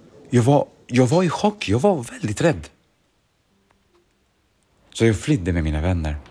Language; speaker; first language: Swedish; early bilingual, other home language; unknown